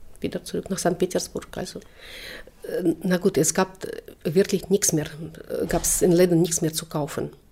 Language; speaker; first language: German; non-native, fluent; Russian